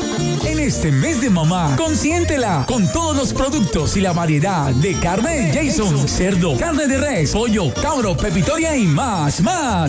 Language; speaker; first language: Spanish; native; Spanish